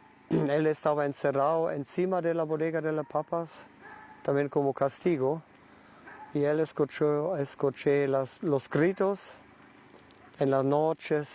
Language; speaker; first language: Spanish; non-native, local second language; German